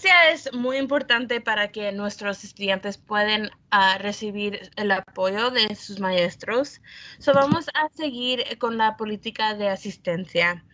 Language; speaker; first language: Spanish; early bilingual, heritage; Spanish